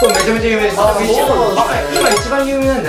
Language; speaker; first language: Japanese; native; Japanese